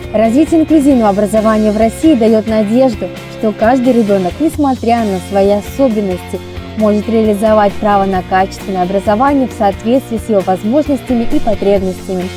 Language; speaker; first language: Russian; native; Russian